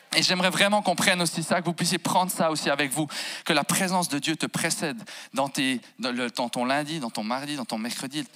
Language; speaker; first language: French; native; French